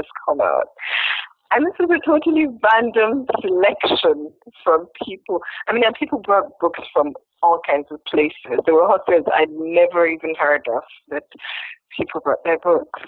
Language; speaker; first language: English; non-native, local second language; Yoruba